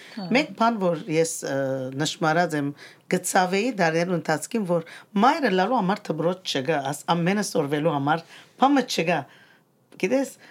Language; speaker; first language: Armenian; native; Armenian